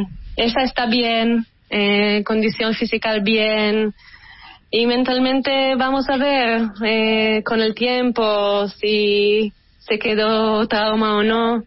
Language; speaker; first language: Spanish; early bilingual, heritage; Hebrew